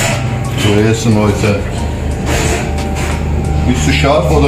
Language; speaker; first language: German; non-native, learner; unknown